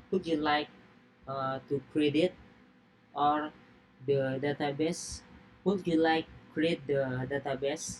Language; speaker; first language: English; non-native, learner; Indonesian